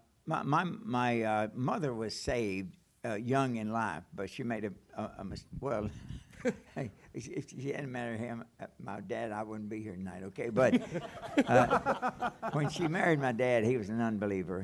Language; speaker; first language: English; native; English